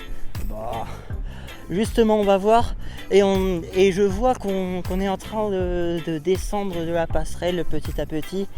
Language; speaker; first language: French; native; French